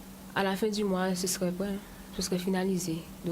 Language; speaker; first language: French; native; French